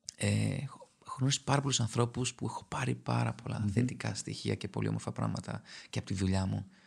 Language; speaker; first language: Greek; early bilingual, other home language; Albanian